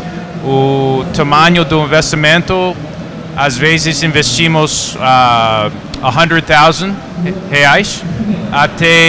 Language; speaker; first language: Portuguese; non-native, fluent; English